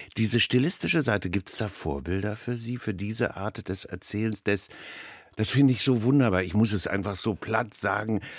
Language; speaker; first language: German; native; German